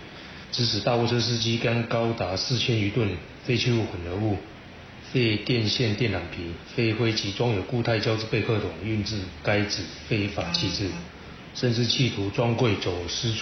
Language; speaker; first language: Chinese; native; Chinese